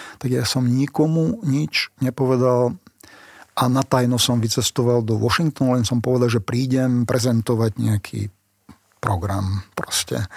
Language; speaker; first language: Slovak; non-native, local second language; Hungarian